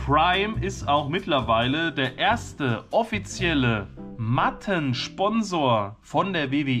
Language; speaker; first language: German; native; German